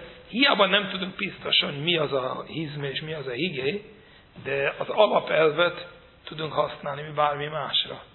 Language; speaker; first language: Hungarian; non-native, fluent; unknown